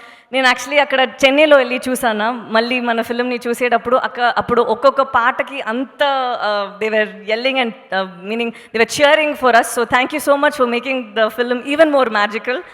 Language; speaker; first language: Telugu; non-native, local second language; Tamil